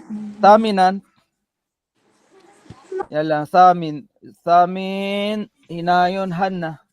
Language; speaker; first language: Arabic; non-native, fluent; Filipino